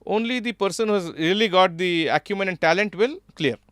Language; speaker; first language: English; non-native, local second language; Kannada